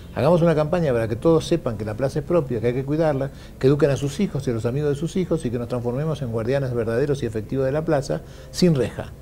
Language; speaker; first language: Spanish; native; Spanish